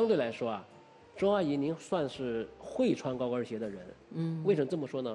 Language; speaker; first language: Chinese; native; Chinese